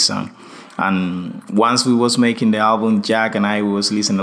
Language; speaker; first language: English; non-native, fluent; Spanish